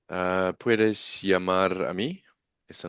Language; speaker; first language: Spanish; non-native, learner; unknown